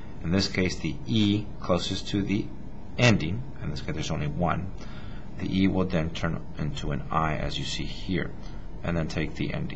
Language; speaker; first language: English; native; English